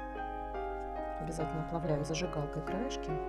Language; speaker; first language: Russian; native; Russian